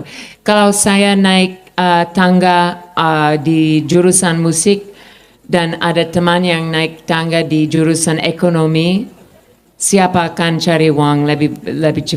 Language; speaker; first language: Indonesian; non-native, fluent; English